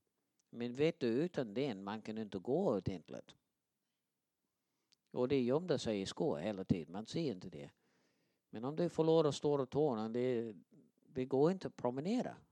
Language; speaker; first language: Swedish; non-native, fluent; English